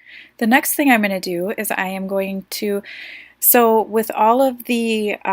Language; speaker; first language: English; native; English